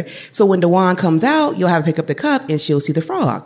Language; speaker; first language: English; native; English